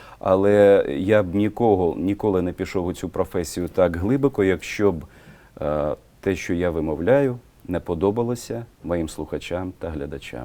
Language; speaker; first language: Ukrainian; non-native, local second language; Russian